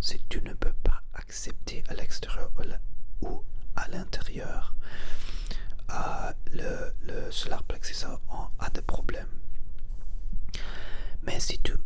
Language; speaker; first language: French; non-native, learner; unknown